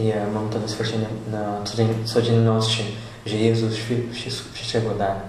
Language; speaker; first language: Polish; non-native, learner; Portuguese